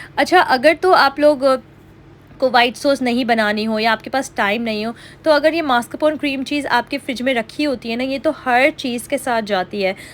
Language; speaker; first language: Urdu; native; Urdu